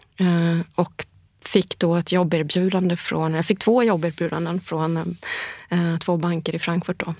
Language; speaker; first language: Swedish; early bilingual, heritage; Swedish